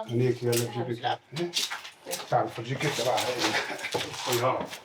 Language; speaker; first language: Arabic; native; Arabic